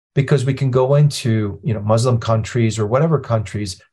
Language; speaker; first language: English; early bilingual, other home language; Arabic